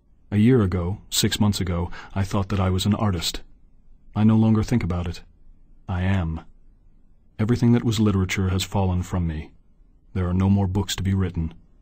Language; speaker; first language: English; native; English